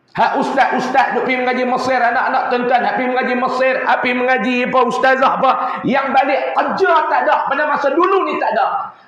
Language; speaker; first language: Malay; native; Malay